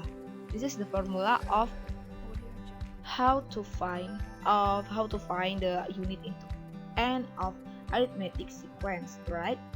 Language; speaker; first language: English; non-native, learner; Indonesian